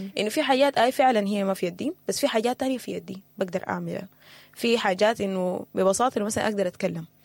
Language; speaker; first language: Arabic; native; Arabic